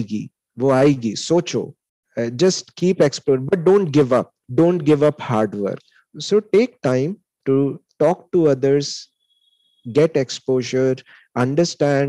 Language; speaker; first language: English; non-native, local second language; Hindi